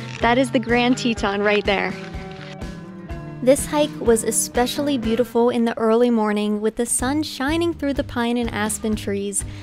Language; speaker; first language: English; native; English